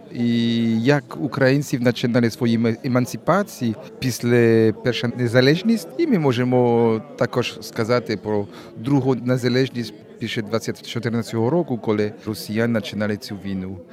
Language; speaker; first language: Ukrainian; non-native, learner; French